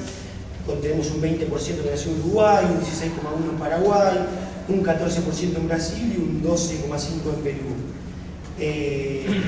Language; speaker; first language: Spanish; native; Spanish